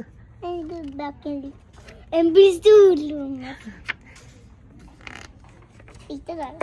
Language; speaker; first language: Swedish; early bilingual, other home language; Uzbek